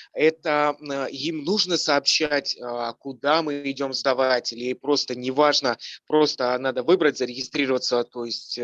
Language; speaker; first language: Russian; native; Russian